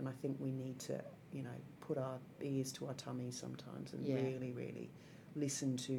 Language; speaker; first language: English; native; English